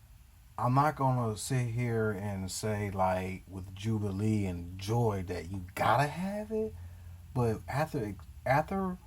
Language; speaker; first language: English; native; English